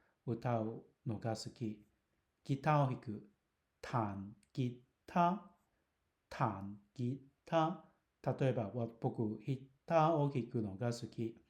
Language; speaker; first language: Japanese; non-native, fluent; Cantonese